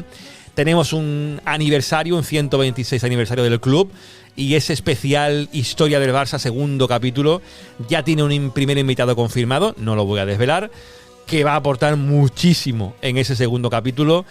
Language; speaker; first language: Spanish; native; Spanish